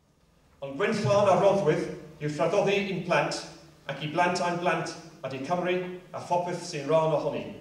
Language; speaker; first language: Welsh; non-native, fluent; English